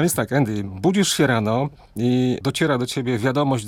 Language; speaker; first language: Polish; native; Polish